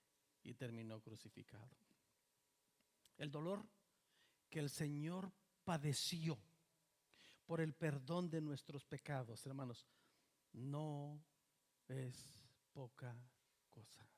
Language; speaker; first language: Spanish; native; Spanish